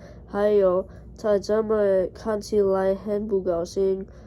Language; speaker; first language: Chinese; non-native, learner; English